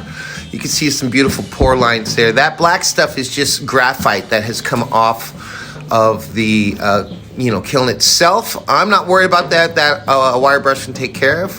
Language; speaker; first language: English; native; English